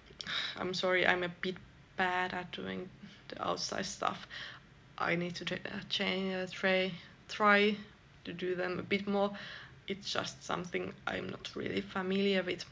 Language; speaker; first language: English; non-native, fluent; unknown